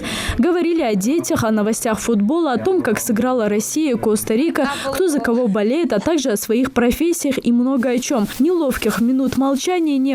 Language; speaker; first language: Russian; native; Russian